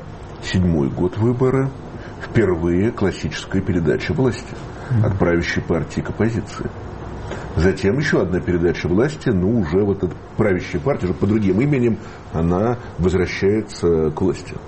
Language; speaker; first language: Russian; native; Russian